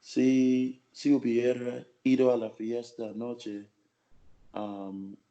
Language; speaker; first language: Spanish; non-native, learner; English